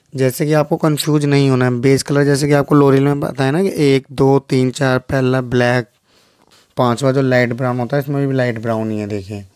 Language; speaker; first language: Hindi; native; Hindi